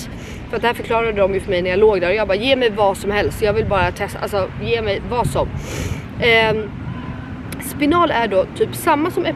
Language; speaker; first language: Swedish; native; Swedish